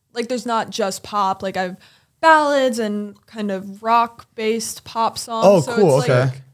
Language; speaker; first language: English; native; English